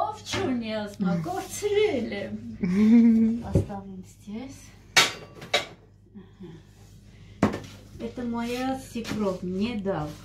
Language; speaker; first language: Russian; non-native, learner; Armenian